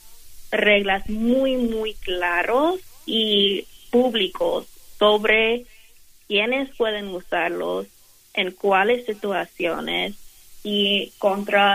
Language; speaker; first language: Spanish; non-native, fluent; English